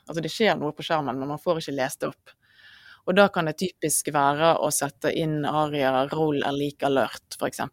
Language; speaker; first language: Norwegian; native; Norwegian